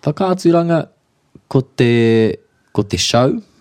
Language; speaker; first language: Māori; non-native, local second language; English